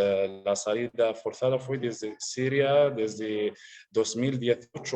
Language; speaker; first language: Spanish; non-native, learner; Arabic